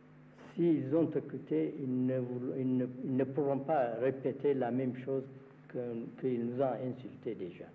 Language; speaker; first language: French; non-native, fluent; Amharic